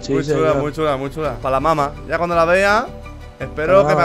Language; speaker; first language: Spanish; native; Spanish